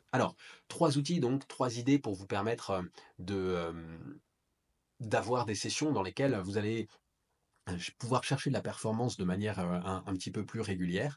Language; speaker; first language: French; native; French